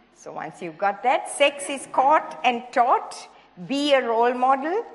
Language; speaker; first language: English; non-native, local second language; Sinhala